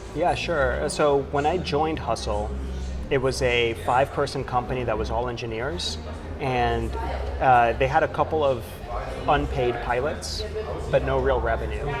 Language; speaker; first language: English; early bilingual, other home language; Spanish